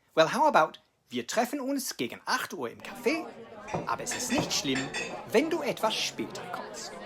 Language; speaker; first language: German; non-native, fluent; English